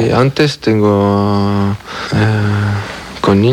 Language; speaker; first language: Spanish; non-native, learner; French